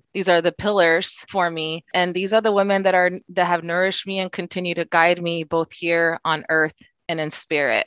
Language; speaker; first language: English; non-native, fluent; Spanish